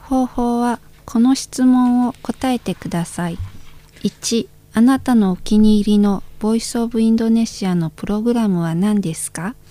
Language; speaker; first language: Japanese; non-native, learner; Indonesian